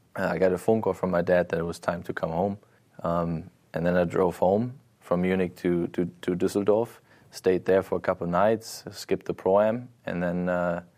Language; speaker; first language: English; non-native, fluent; German